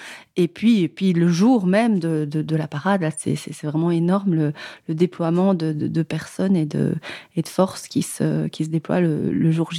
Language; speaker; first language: French; native; French